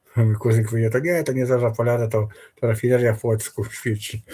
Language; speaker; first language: Polish; native; Polish